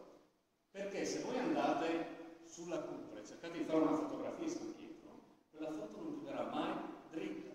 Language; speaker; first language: Italian; native; Italian